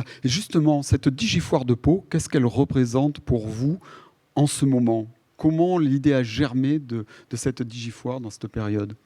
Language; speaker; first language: French; native; French